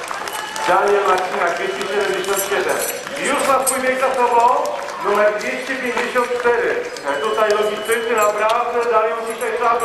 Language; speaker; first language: Polish; native; Polish